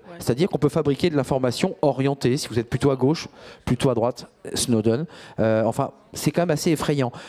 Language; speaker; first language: French; native; French